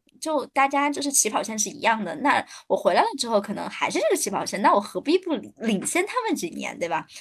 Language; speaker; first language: Chinese; native; Chinese